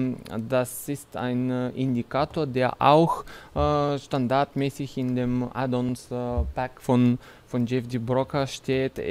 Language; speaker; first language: German; non-native, fluent; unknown